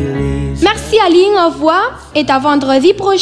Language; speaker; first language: French; non-native, learner; Spanish